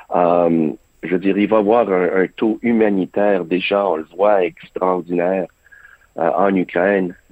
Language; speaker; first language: French; early bilingual, other home language; Ukrainian